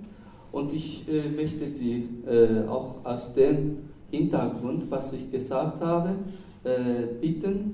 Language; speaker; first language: German; non-native, fluent; Japanese